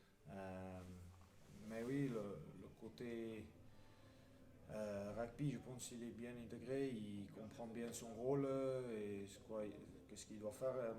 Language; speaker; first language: French; non-native, fluent; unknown